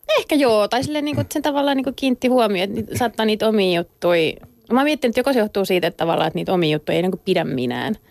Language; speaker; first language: Finnish; native; Finnish